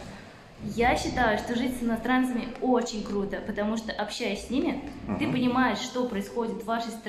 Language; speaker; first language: Russian; native; Russian